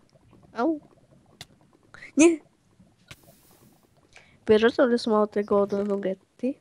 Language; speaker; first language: Czech; non-native, local second language; Slovak